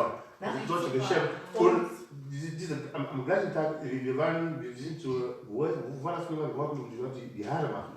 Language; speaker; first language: German; non-native, learner; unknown